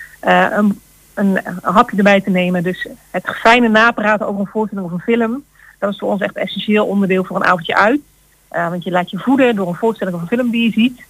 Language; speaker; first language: Dutch; native; Dutch